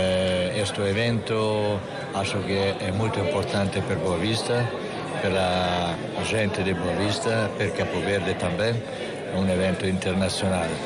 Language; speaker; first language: Portuguese; non-native, fluent; Italian